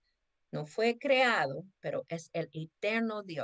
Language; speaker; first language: Spanish; non-native, fluent; English